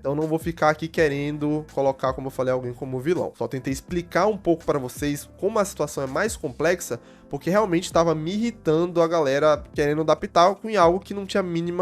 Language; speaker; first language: Portuguese; native; Portuguese